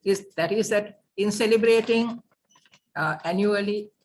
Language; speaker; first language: English; non-native, local second language; Sinhala